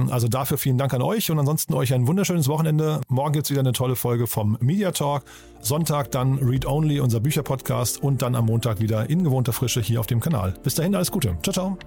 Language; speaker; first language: German; native; German